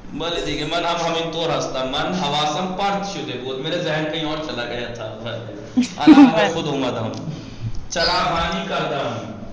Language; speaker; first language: Urdu; native; Urdu